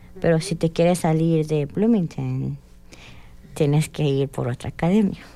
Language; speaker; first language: Spanish; early bilingual, heritage; Spanish